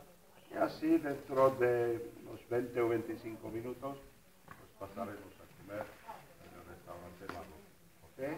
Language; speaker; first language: Spanish; non-native, fluent; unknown